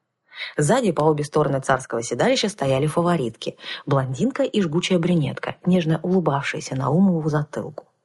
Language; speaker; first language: Russian; native; Russian